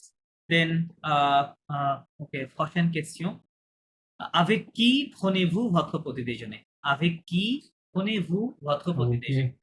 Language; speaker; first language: French; non-native, fluent; Bangla